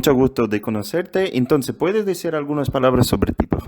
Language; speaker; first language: Spanish; non-native, fluent; Russian